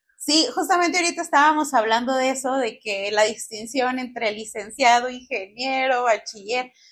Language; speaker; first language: Spanish; native; Spanish